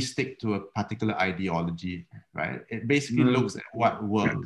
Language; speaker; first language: English; native; English